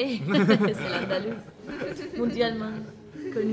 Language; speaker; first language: French; non-native, learner; Spanish